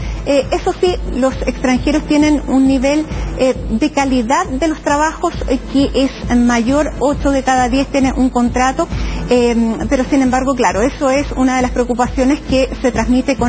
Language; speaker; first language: Spanish; native; Spanish